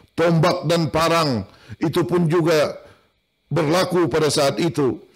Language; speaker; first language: Indonesian; non-native, local second language; Banjar